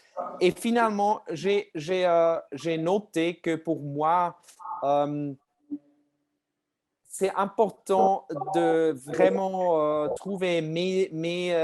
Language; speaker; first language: French; non-native, learner; German